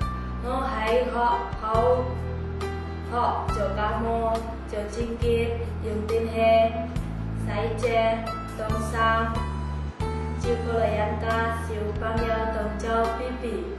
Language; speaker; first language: Cantonese; non-native, learner; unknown